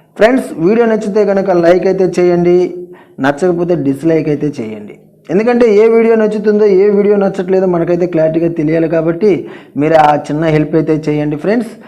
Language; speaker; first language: Telugu; non-native, local second language; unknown